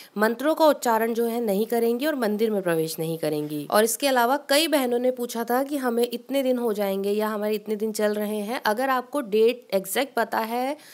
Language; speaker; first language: Hindi; native; Hindi